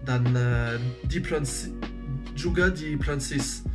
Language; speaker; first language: Indonesian; non-native, learner; French